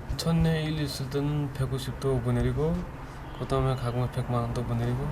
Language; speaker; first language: Korean; non-native, learner; Nepali